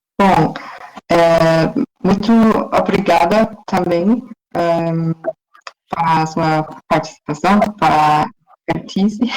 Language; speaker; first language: Portuguese; non-native, fluent; German